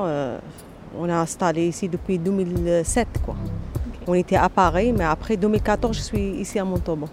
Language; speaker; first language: French; non-native, local second language; Arabic